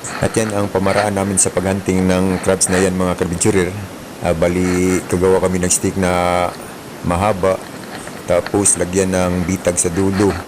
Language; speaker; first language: Filipino; non-native, local second language; Cebuano